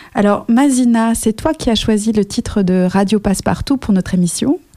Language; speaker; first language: French; native; French